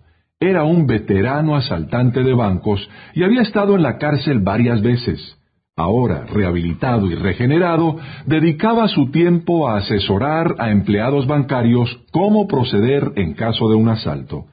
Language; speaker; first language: Spanish; native; Spanish